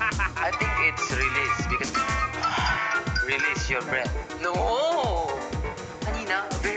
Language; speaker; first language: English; non-native, learner; Filipino